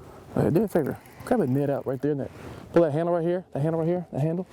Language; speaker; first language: English; native; English